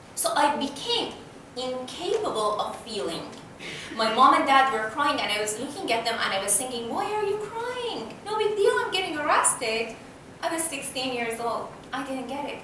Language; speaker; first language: English; non-native, fluent; Persian